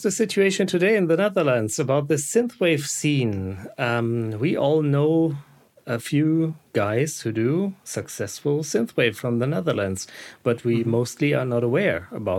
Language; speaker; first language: English; non-native, fluent; German